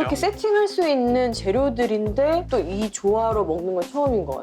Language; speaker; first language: Korean; native; Korean